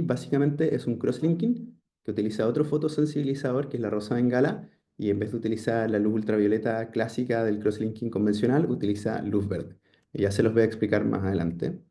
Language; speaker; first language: Spanish; native; Spanish